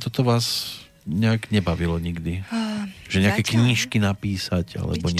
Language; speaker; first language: Slovak; native; Slovak